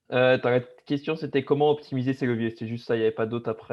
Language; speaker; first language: French; native; French